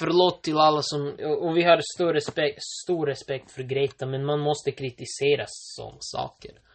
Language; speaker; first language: Swedish; non-native, local second language; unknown